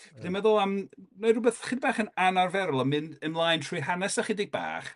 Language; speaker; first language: Welsh; non-native, fluent; English